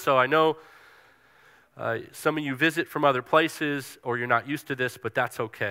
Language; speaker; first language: English; native; English